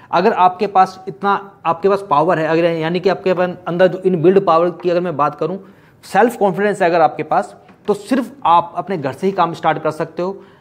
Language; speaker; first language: Hindi; native; Hindi